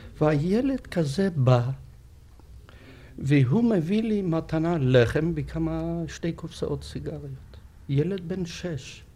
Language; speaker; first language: Hebrew; non-native, fluent; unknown